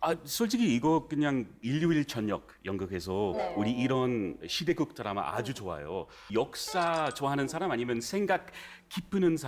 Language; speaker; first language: Korean; non-native, fluent; English